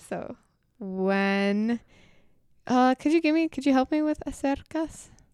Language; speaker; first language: English; native; English